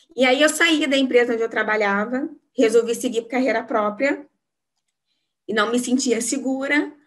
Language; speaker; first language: Portuguese; native; Portuguese